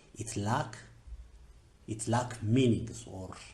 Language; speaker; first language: English; non-native, local second language; Amharic